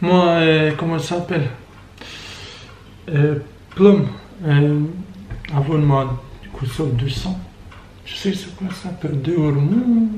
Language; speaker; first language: French; non-native, learner; Albanian